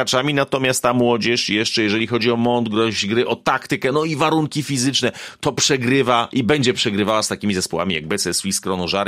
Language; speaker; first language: Polish; native; Polish